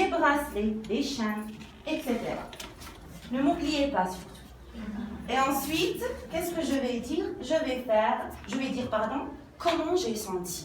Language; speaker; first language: French; non-native, local second language; Arabic